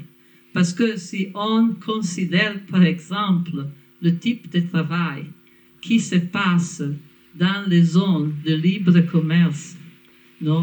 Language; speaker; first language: French; non-native, fluent; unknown